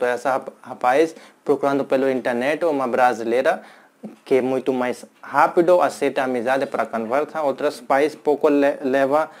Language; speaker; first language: Portuguese; non-native, learner; Hindi